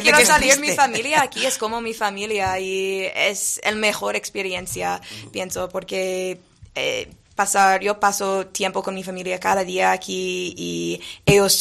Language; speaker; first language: Spanish; non-native, learner; English